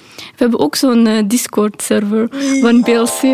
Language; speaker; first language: Dutch; non-native, fluent; Urdu